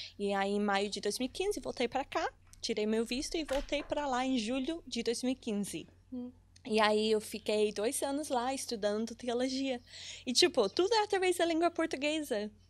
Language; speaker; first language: Portuguese; non-native, fluent; English